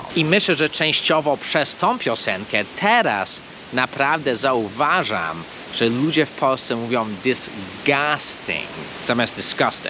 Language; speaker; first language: Polish; non-native, fluent; English